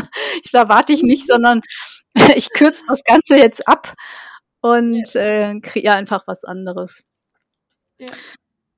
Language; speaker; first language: German; native; German